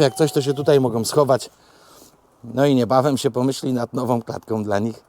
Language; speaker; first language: Polish; native; Polish